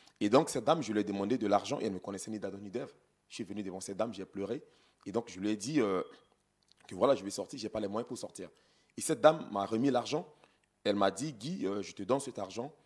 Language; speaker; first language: French; non-native, local second language; Sango